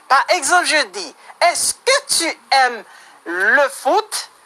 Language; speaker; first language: French; non-native, fluent; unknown